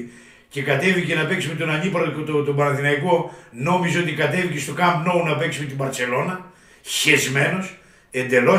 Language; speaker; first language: Greek; native; Greek